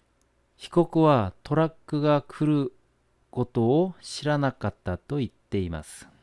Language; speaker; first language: Japanese; non-native, fluent; Korean